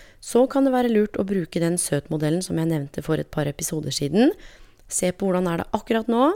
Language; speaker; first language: Norwegian; native; Norwegian